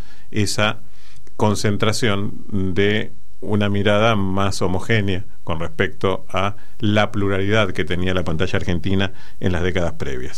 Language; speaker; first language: Spanish; native; Spanish